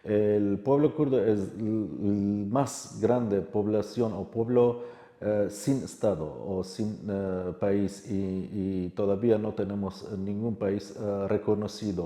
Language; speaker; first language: Spanish; non-native, fluent; Kurdish